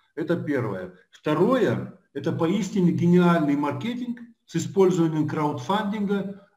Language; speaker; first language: Russian; native; Russian